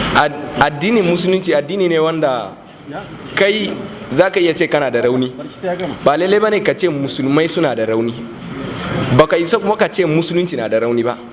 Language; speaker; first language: Hausa; non-native, local second language; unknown